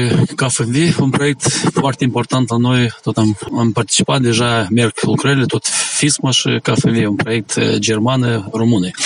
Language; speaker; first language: Romanian; non-native, local second language; Gagauz